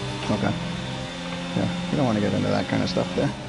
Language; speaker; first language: English; native; English